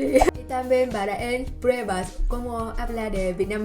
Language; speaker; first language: Spanish; non-native, learner; Vietnamese